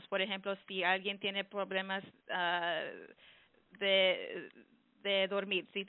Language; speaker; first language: Spanish; early bilingual, heritage; English